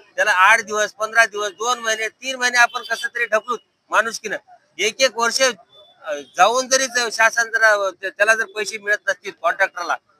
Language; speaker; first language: Marathi; native; Marathi